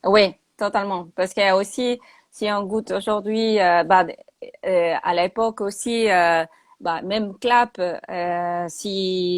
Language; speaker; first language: French; non-native, fluent; Spanish